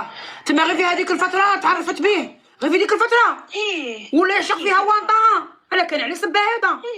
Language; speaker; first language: Arabic; native; Arabic